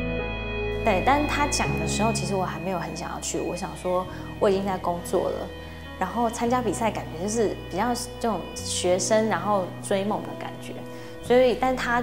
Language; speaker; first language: Chinese; native; Chinese